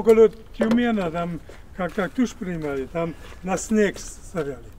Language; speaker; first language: Russian; non-native, learner; German